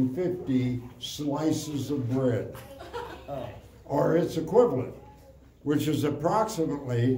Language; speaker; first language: English; native; English